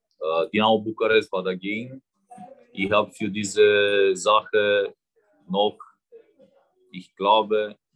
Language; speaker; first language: German; non-native, fluent; Romanian